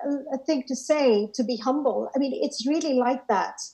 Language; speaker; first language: English; native; English